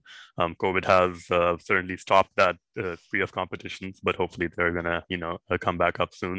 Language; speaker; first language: English; non-native, local second language; Urdu